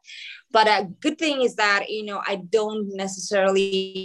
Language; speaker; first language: English; non-native, fluent; Macedonian